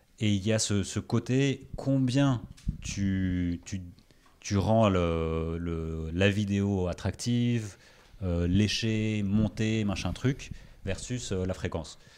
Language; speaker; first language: French; early bilingual, other home language; Greek